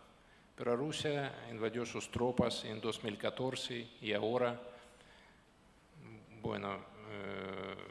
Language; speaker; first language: Spanish; non-native, learner; Ukrainian